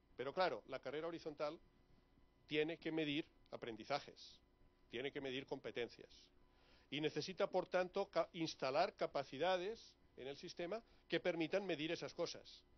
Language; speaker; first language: Spanish; native; Spanish